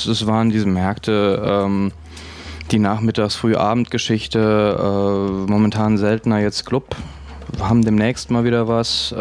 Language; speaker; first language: German; native; German